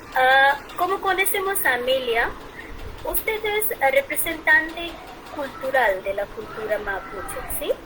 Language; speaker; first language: Spanish; non-native, fluent; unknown